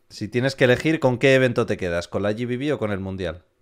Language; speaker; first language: Spanish; native; Spanish